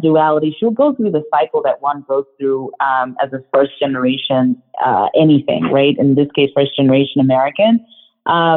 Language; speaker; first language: English; non-native, local second language; Shona